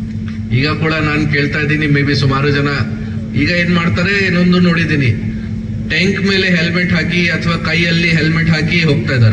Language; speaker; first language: Kannada; non-native, local second language; Hindi